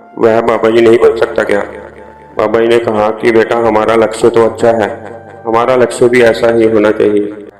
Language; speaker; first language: Hindi; native; Hindi